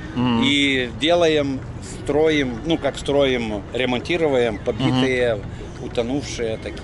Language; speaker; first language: Russian; non-native, local second language; Lithuanian